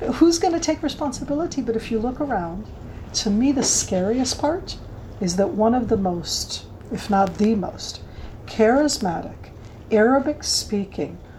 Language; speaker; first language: English; native; English